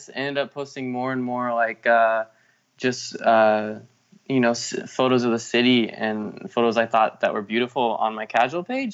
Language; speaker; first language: English; native; English